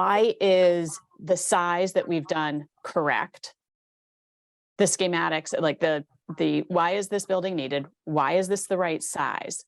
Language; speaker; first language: English; native; English